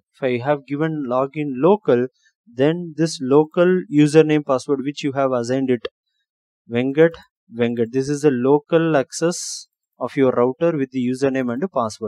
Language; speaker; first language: English; non-native, local second language; Tamil